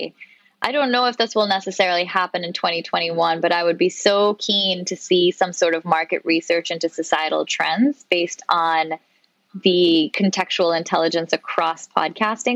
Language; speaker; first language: English; non-native, local second language; Urdu